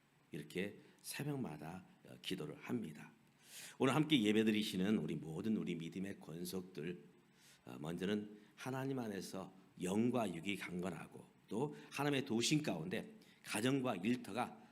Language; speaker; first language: Korean; native; Korean